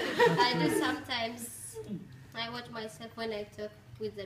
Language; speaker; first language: English; non-native, learner; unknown